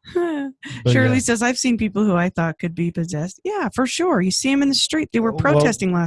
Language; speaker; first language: English; native; English